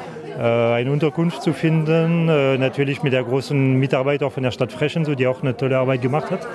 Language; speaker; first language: German; non-native, fluent; French